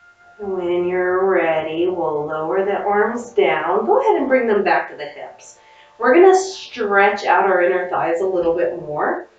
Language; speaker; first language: English; native; English